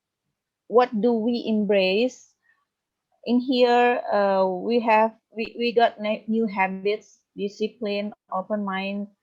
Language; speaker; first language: English; non-native, learner; Indonesian